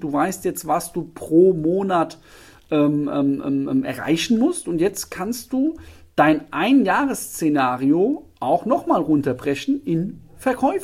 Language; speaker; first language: German; native; German